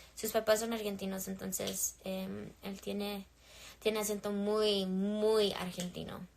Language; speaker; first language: Spanish; early bilingual, other home language; English